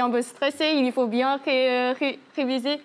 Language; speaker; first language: French; non-native, learner; Chinese